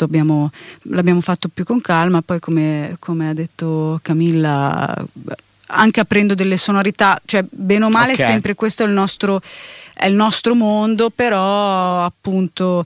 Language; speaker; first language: Italian; native; Italian